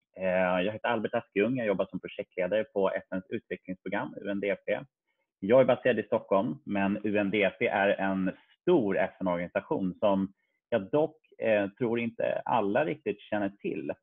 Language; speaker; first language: Swedish; native; Swedish